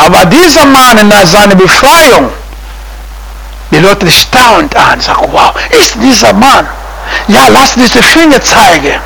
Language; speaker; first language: German; non-native, fluent; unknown